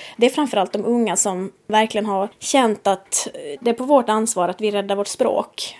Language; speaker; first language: Swedish; native; Swedish